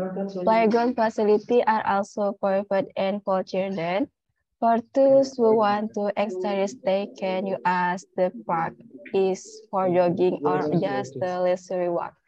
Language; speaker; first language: English; non-native, learner; Indonesian